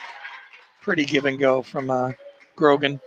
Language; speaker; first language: English; native; English